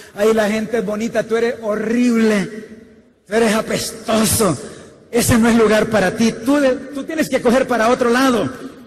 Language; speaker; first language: Spanish; native; Spanish